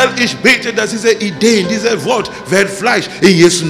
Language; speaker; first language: German; non-native, learner; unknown